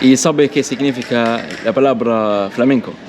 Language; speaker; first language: Spanish; non-native, learner; Arabic